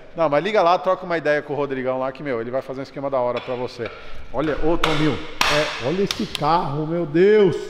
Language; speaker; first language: Portuguese; native; Portuguese